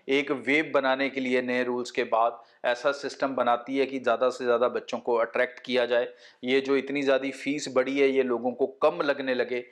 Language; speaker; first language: Hindi; non-native, local second language; Punjabi